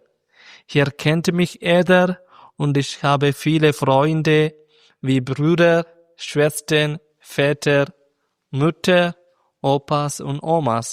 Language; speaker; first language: German; non-native, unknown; Malayalam